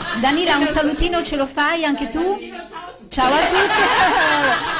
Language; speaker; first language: Italian; native; Italian